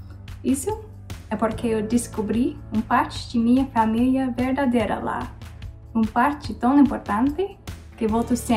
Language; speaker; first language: Portuguese; non-native, fluent; English